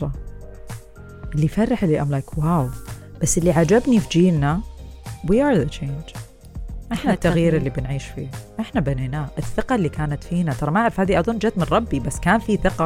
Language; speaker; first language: Arabic; native; Arabic